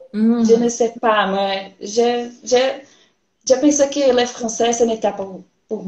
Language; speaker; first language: French; non-native, learner; Portuguese